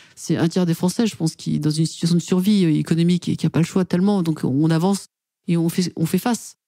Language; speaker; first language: French; native; French